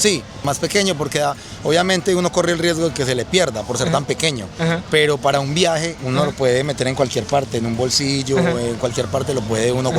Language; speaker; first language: Spanish; native; Spanish